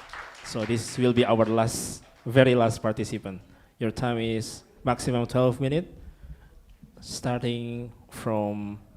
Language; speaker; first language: English; non-native, fluent; Indonesian